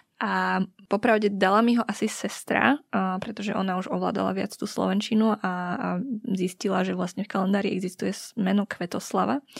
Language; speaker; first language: Slovak; early bilingual, other home language; Vietnamese